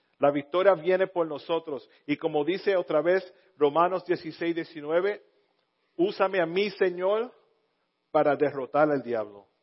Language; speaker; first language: Spanish; early bilingual, heritage; Spanish